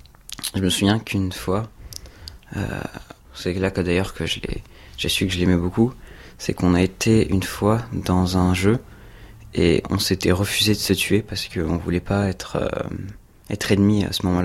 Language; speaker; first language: French; native; French